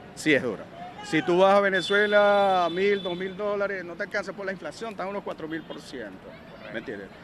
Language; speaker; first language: Spanish; native; Spanish